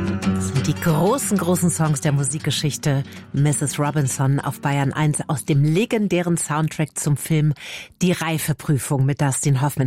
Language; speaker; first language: German; native; German